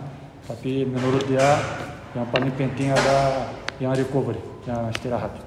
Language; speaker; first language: Indonesian; non-native, learner; Portuguese